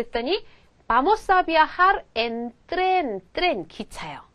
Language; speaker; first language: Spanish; non-native, fluent; Korean